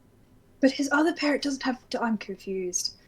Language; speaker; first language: English; native; English